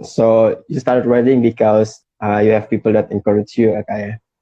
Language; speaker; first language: English; non-native, fluent; Indonesian